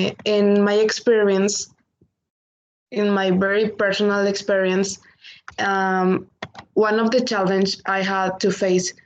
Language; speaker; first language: English; non-native, learner; Spanish